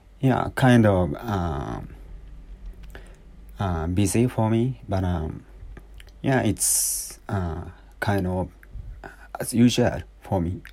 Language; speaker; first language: English; non-native, learner; Japanese